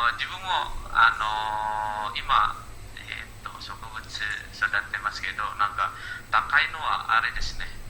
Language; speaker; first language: Japanese; non-native, learner; Indonesian